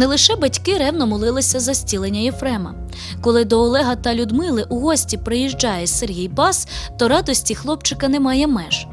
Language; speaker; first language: Ukrainian; native; Ukrainian